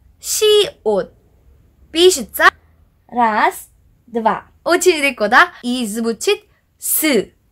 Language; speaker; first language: Russian; non-native, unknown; Korean